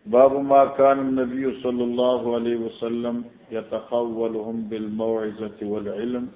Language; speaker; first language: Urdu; non-native, local second language; Northern Hindko